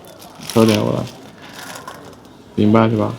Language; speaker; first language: Chinese; non-native, learner; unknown